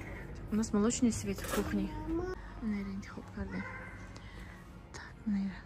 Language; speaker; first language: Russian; non-native, local second language; Tajik